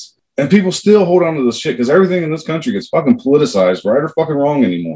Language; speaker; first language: English; native; English